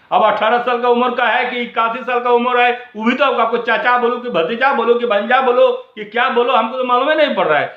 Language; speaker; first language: Hindi; non-native, local second language; Bangla